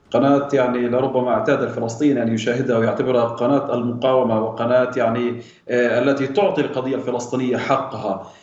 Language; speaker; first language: Arabic; native; Arabic